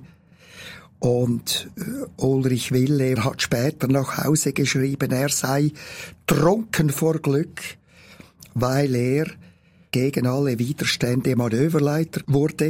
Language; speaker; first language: German; native; German